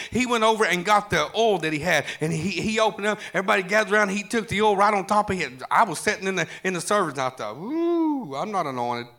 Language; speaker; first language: English; native; English